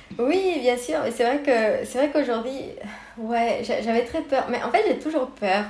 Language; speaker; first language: French; non-native, fluent; Spanish